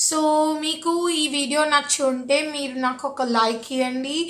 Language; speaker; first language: Telugu; native; Telugu